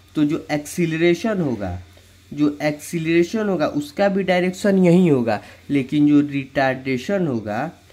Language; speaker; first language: Hindi; native; Hindi